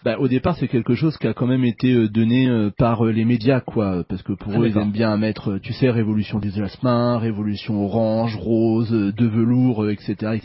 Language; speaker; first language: French; native; French